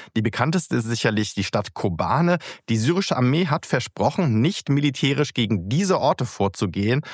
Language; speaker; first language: German; native; German